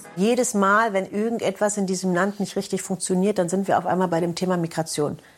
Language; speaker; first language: German; native; German